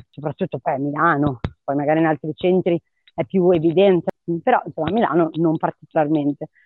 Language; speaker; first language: Italian; early bilingual, other home language; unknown